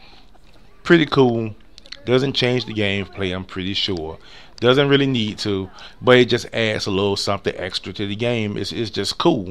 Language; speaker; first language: English; native; English